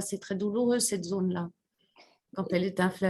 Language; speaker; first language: French; native; French